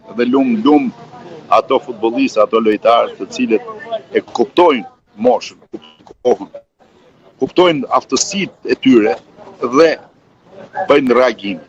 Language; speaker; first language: Albanian; native; Albanian